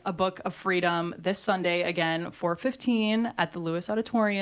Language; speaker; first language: English; native; English